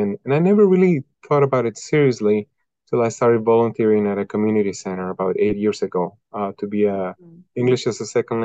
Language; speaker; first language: English; non-native, fluent; Spanish